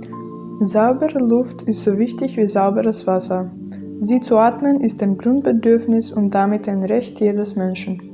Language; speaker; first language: German; non-native, learner; Macedonian